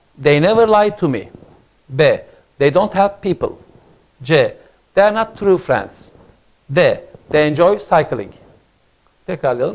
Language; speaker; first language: English; non-native, fluent; Turkish